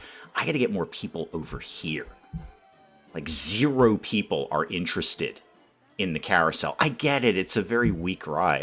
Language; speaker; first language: English; native; English